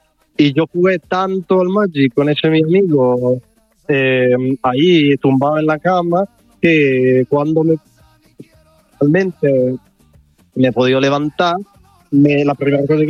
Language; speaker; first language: Spanish; non-native, fluent; Italian